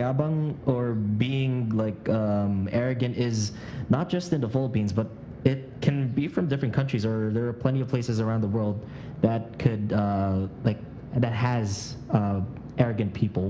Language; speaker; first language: English; non-native, local second language; Filipino